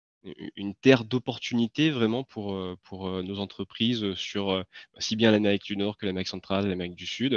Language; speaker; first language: French; native; French